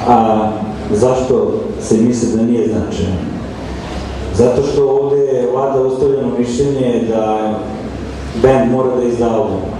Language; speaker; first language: Serbian; native; Serbian